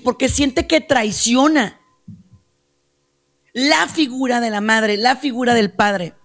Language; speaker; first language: Spanish; native; Spanish